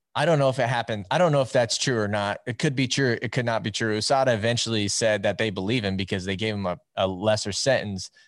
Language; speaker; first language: English; native; English